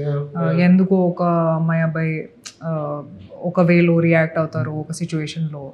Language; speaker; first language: Telugu; non-native, fluent; Hindi